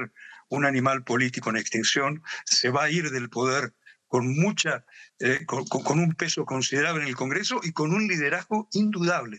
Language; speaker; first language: Spanish; native; Spanish